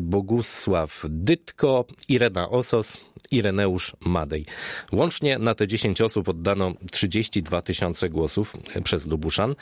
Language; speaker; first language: Polish; native; Polish